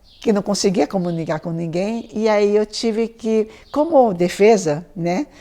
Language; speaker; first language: Portuguese; early bilingual, other home language; Chinese